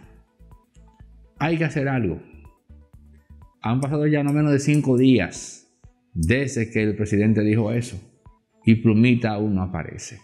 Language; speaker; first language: Spanish; native; Spanish